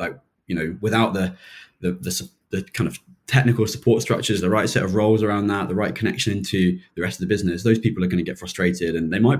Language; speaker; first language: English; native; English